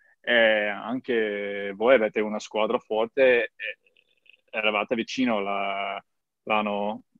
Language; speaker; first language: Italian; non-native, learner; English